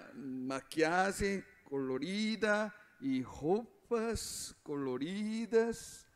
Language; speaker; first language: Portuguese; non-native, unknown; Korean